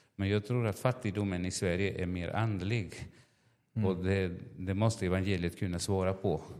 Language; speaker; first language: Swedish; non-native, fluent; Spanish